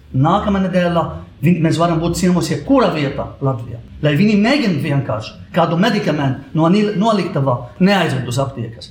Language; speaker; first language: Latvian; non-native, local second language; Russian